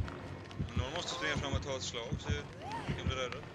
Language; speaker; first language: Swedish; native; Swedish